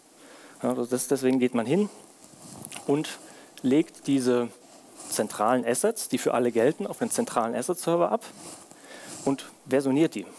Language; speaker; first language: German; native; German